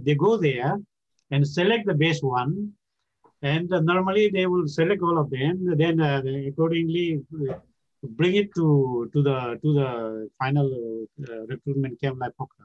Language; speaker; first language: English; non-native, local second language; Gurung